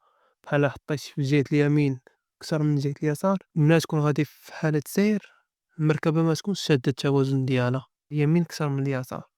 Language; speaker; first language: Arabic; native; Arabic